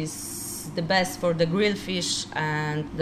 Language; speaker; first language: English; non-native, learner; Polish